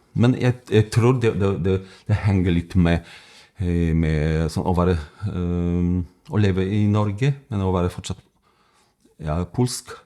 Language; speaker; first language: Norwegian; non-native, fluent; Polish